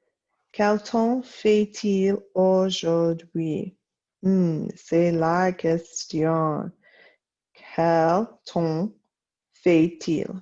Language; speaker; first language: French; non-native, fluent; English